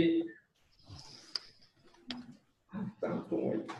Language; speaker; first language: Spanish; non-native, local second language; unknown